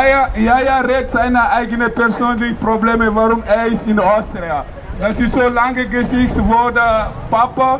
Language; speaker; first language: German; non-native, learner; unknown